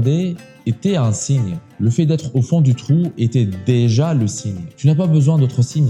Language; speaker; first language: French; native; French